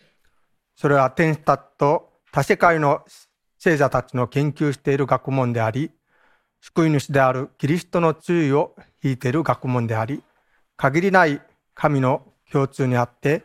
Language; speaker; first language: Japanese; native; Japanese